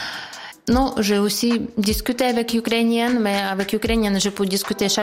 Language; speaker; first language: French; non-native, learner; Ukrainian